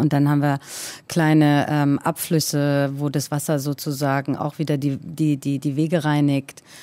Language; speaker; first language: German; early bilingual, other home language; Persian